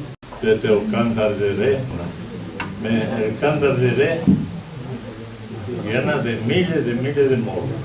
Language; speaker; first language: French; non-native, fluent; Spanish